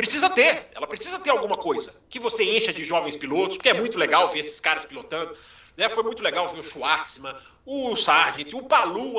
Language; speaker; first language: Portuguese; native; Portuguese